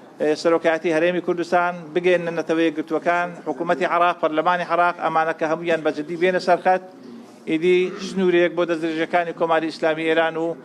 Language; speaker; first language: Central Kurdish; native; Central Kurdish